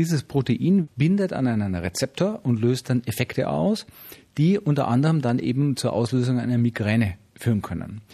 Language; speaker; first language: German; native; German